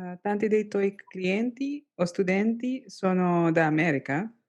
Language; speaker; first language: Italian; non-native, learner; English